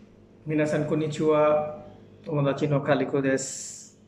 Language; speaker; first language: Japanese; non-native, fluent; Bangla